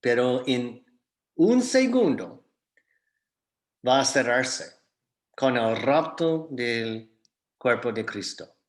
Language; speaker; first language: Spanish; non-native, fluent; English